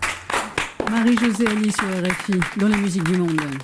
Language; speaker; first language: French; native; French